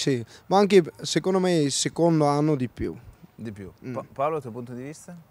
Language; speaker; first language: Italian; non-native, learner; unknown